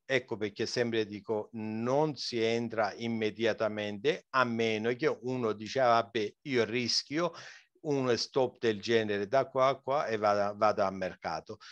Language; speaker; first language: Italian; non-native, fluent; Persian